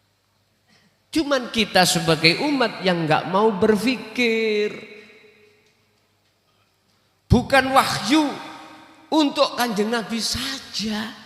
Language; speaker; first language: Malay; non-native, local second language; Javanese